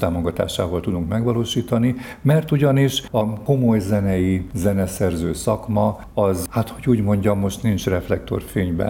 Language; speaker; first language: Hungarian; native; Hungarian